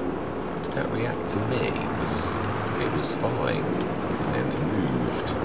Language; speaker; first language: English; native; English